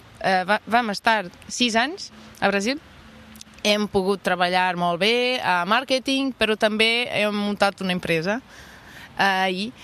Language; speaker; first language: Catalan; non-native, fluent; Portuguese